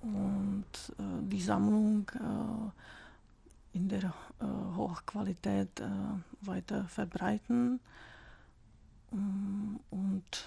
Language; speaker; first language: German; non-native, fluent; Czech